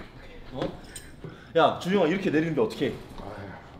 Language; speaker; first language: Korean; native; Korean